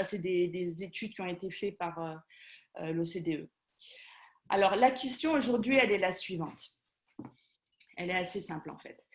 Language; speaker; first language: French; native; French